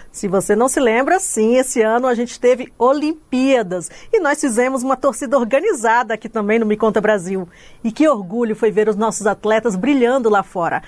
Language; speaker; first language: Portuguese; native; Portuguese